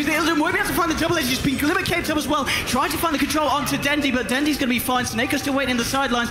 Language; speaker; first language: English; native; English